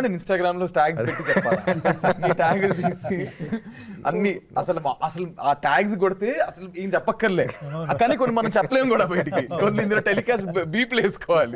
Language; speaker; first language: Telugu; native; Telugu